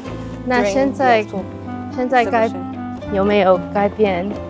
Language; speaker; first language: Chinese; non-native, learner; English